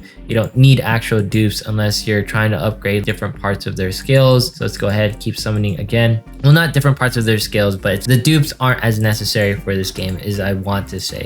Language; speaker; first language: English; native; English